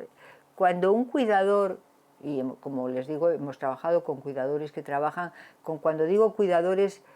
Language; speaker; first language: Spanish; native; Spanish